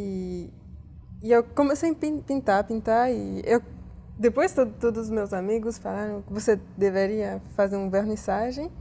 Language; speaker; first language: Portuguese; early bilingual, heritage; Portuguese